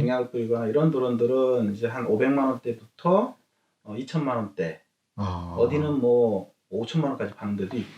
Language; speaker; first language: Korean; native; Korean